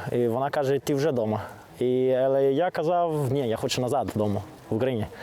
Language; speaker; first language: Ukrainian; non-native, learner; Greek